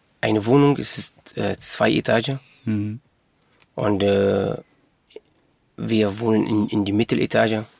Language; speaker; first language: German; non-native, local second language; Arabic